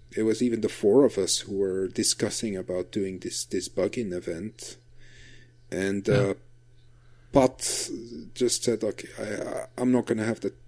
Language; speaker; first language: English; non-native, fluent; Dutch